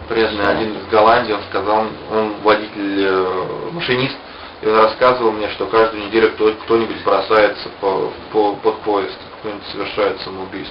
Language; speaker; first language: Russian; native; Russian